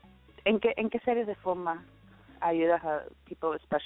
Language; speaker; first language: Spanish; early bilingual, heritage; Spanish